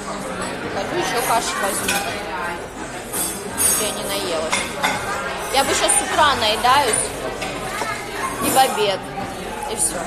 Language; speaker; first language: Russian; native; Russian